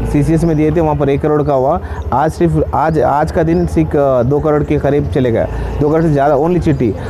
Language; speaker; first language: Hindi; non-native, local second language; Urdu